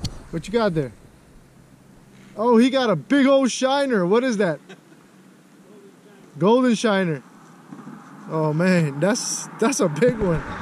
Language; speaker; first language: English; native; English